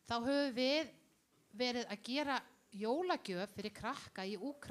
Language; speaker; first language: Icelandic; non-native, learner; Spanish